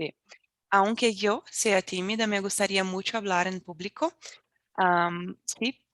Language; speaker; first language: Spanish; non-native, fluent; Portuguese